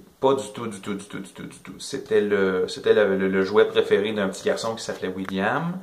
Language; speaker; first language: French; native; French